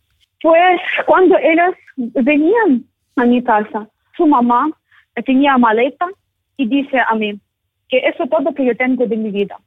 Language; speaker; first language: Spanish; non-native, learner; Ukrainian